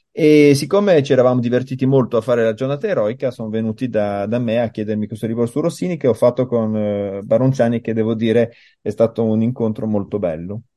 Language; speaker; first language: Italian; non-native, fluent; French